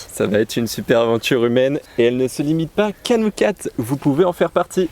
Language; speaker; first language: French; native; French